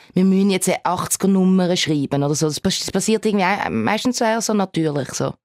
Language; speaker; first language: German; native; German